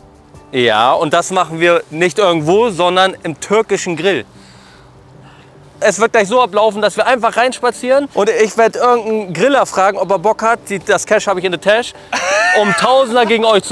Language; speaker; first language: German; native; German